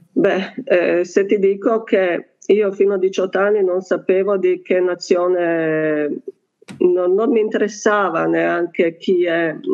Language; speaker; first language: Italian; non-native, fluent; Bosnian